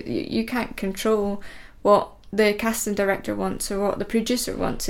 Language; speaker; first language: English; native; English